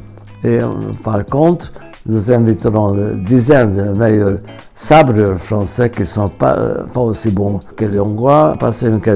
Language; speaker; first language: French; non-native, fluent; Hungarian